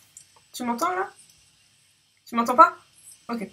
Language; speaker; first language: French; native; French